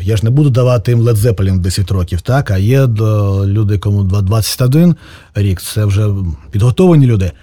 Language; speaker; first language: Ukrainian; native; Ukrainian